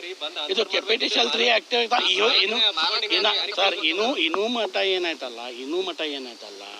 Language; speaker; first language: Kannada; native; Kannada